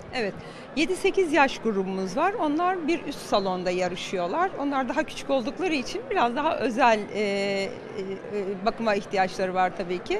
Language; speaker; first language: Turkish; native; Turkish